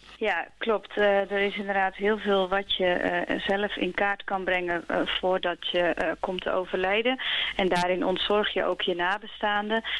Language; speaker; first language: Dutch; native; Dutch